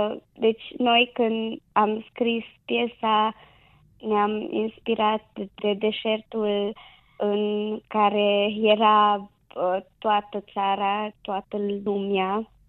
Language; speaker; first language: Romanian; non-native, local second language; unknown